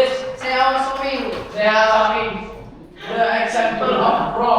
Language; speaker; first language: English; non-native, learner; Indonesian